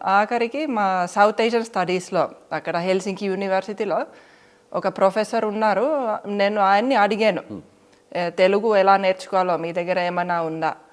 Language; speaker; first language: Telugu; non-native, fluent; Finnish